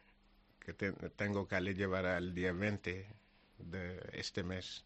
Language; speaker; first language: Spanish; non-native, learner; Wolof